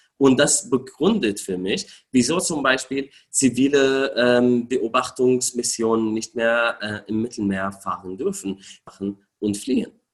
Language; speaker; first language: German; non-native, fluent; Arabic